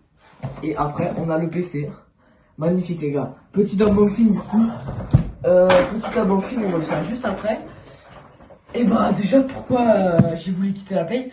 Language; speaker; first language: French; native; French